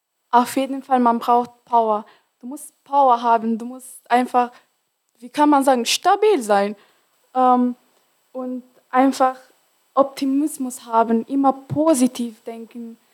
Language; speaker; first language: German; non-native, fluent; Arabic